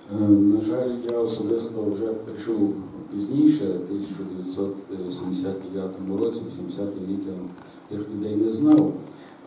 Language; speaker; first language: Ukrainian; native; Ukrainian